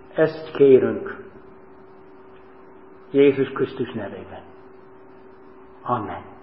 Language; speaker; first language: Hungarian; non-native, learner; English